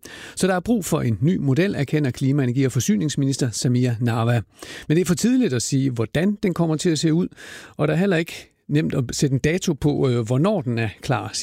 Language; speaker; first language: Danish; native; Danish